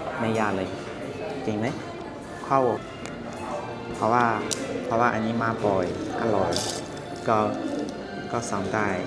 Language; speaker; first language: Thai; non-native, learner; Chinese